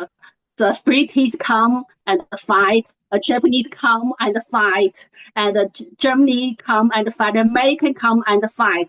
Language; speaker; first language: English; non-native, learner; Chinese